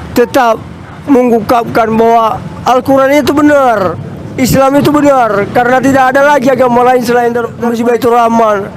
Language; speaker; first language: Indonesian; non-native, local second language; Nias